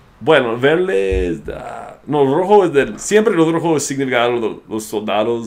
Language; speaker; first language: Spanish; non-native, fluent; English